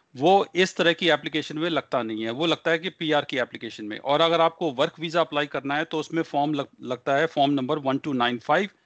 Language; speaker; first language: Hindi; non-native, local second language; Punjabi